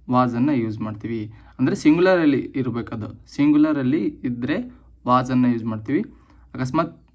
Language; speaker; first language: Kannada; native; Kannada